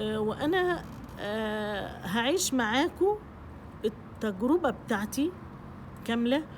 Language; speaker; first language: Arabic; native; Arabic